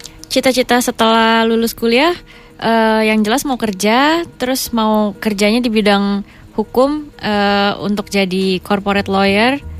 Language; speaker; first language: Indonesian; native; Indonesian